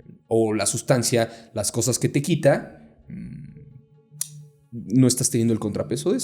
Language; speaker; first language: Spanish; native; Spanish